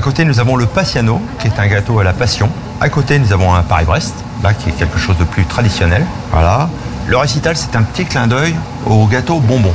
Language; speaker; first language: French; native; French